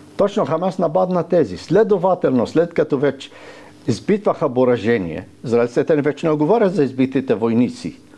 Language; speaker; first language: Bulgarian; non-native, fluent; Arabic